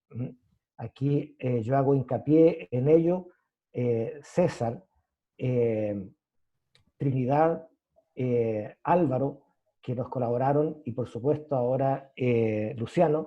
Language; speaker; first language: Spanish; native; Spanish